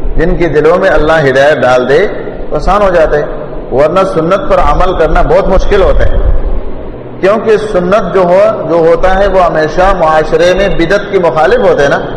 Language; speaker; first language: Urdu; non-native, local second language; Pashto